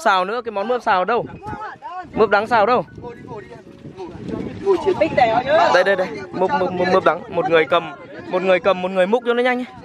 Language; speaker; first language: Vietnamese; native; Vietnamese